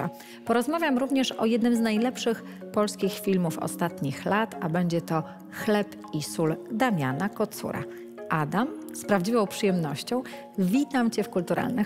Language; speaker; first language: Polish; native; Polish